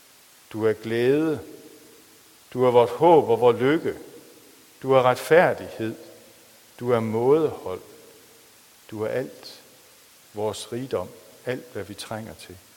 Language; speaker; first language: Danish; native; Danish